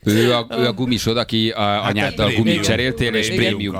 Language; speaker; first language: Hungarian; native; Hungarian